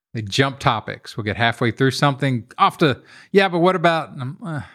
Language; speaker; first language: English; native; English